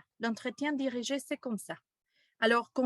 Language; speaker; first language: French; non-native, fluent; Spanish